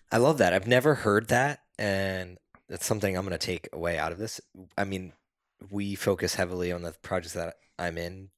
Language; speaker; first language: English; native; English